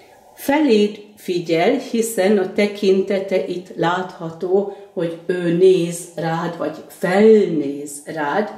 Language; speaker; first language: Hungarian; native; Hungarian